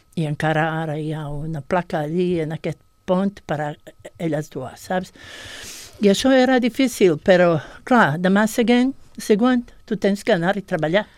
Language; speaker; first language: Catalan; non-native, fluent; Bosnian